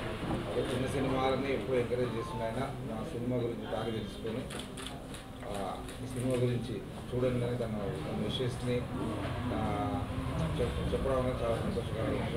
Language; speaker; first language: Telugu; native; Telugu